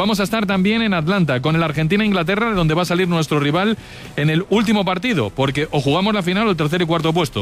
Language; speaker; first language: Spanish; native; Spanish